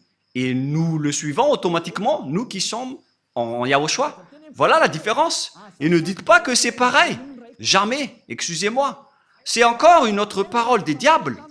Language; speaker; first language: French; non-native, local second language; Malagasy